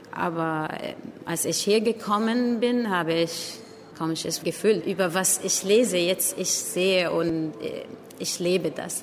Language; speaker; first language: German; non-native, learner; Arabic